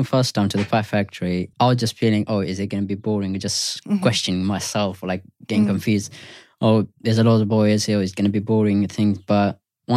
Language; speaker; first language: English; non-native, fluent; Pashto